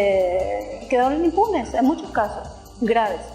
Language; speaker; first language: Spanish; native; Spanish